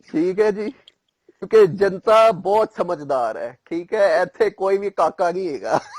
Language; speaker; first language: Urdu; non-native, local second language; Punjabi